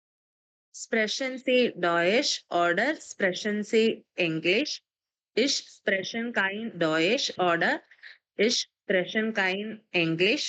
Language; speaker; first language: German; non-native, learner; Malayalam